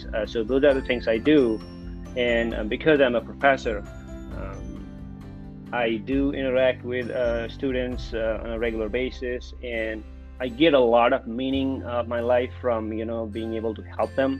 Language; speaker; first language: English; non-native, local second language; Nepali